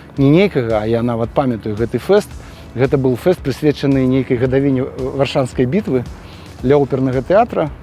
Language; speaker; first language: Belarusian; non-native, local second language; Russian